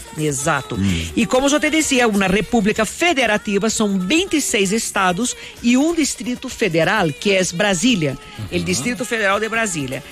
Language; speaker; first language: Spanish; non-native, fluent; Portuguese